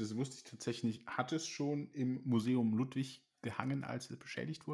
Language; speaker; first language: German; native; German